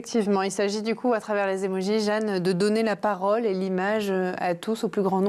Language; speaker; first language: French; native; French